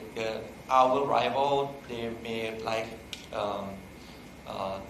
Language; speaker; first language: English; non-native, learner; Thai